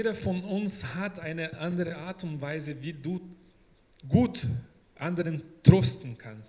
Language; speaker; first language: German; non-native, fluent; Portuguese